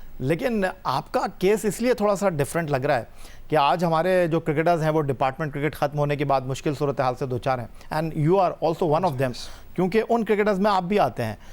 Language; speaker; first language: Urdu; native; Urdu